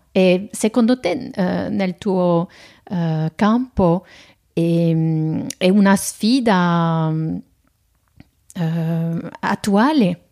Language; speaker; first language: Italian; non-native, fluent; French